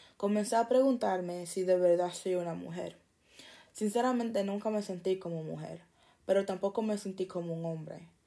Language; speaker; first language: Spanish; early bilingual, heritage; Spanish